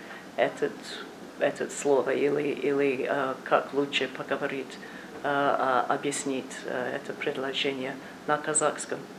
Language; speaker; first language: Russian; non-native, learner; English